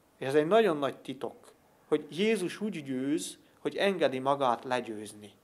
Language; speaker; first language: Hungarian; native; Hungarian